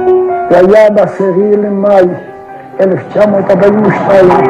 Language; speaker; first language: Hebrew; non-native, fluent; Yiddish